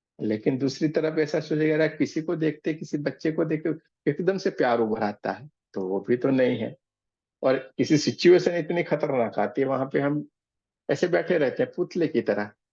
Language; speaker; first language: Hindi; non-native, local second language; Gujarati